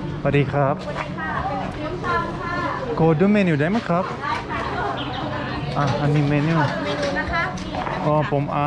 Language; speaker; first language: Thai; non-native, learner; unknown